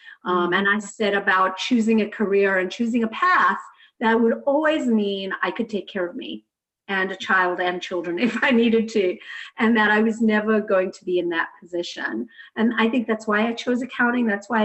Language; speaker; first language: English; native; English